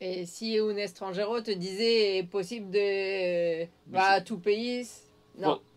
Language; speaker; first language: Spanish; non-native, learner; French